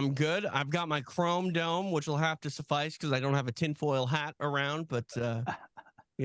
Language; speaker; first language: English; native; English